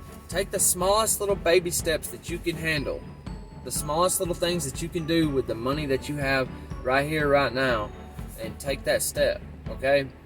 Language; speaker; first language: English; native; English